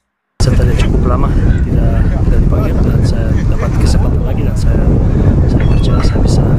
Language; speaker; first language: Indonesian; non-native, fluent; Serbian